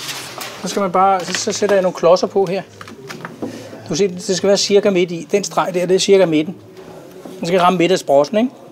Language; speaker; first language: Danish; native; Danish